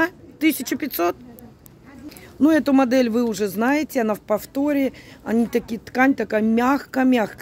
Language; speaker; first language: Russian; native; Russian